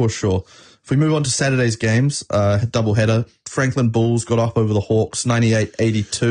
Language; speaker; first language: English; native; English